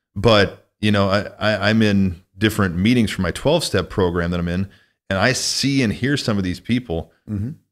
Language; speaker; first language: English; native; English